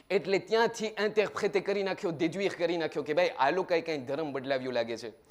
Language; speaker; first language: Gujarati; early bilingual, heritage; Gujarati